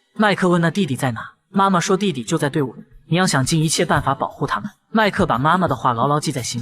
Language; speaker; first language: Chinese; native; Chinese